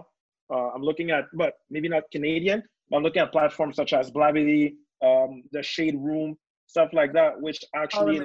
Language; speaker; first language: English; non-native, fluent; French